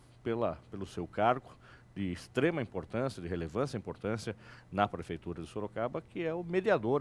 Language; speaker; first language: Portuguese; native; Portuguese